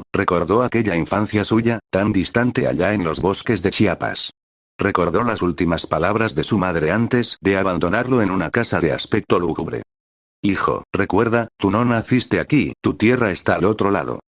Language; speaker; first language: Spanish; native; Spanish